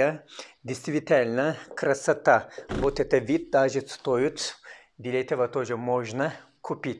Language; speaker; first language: Russian; non-native, learner; Turkish